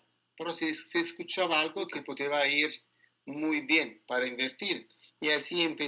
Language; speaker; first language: Spanish; non-native, learner; Italian